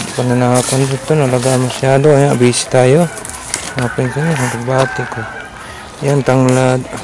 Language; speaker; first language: Filipino; non-native, local second language; Cebuano